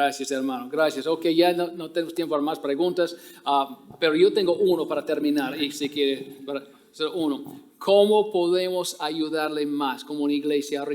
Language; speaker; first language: Spanish; non-native, fluent; English